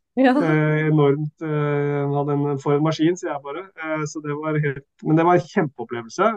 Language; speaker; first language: Norwegian; early bilingual, other home language; Swedish